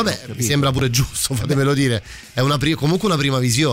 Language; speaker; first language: Italian; native; Italian